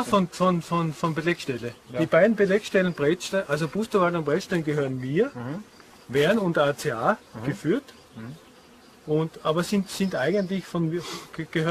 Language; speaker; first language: German; native; German